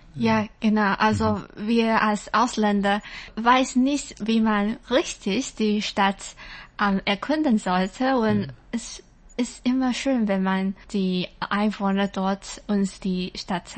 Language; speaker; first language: German; non-native, learner; Chinese